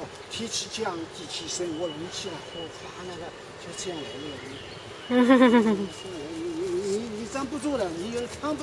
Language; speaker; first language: Chinese; native; Chinese